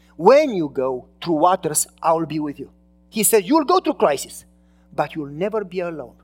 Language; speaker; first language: English; non-native, fluent; Romanian